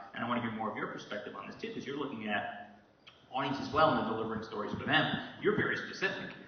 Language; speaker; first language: English; native; English